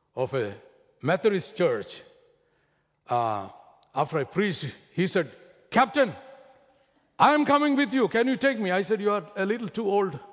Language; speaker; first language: English; non-native, local second language; Malayalam